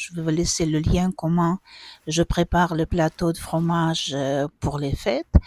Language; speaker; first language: French; non-native, fluent; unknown